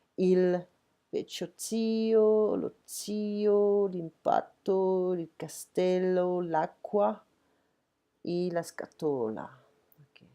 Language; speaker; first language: Italian; non-native, fluent; French